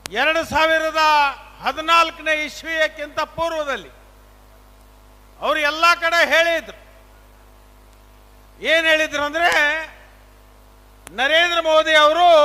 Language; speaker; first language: Kannada; native; Kannada